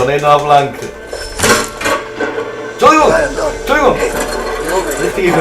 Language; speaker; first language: German; native; German